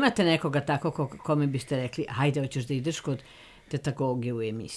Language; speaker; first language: Serbian; native; Serbian